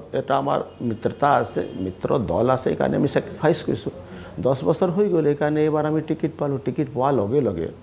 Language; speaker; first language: Assamese; non-native, local second language; Hindi